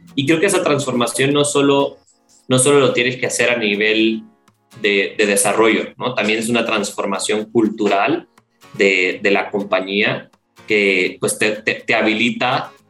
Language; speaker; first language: Spanish; native; Spanish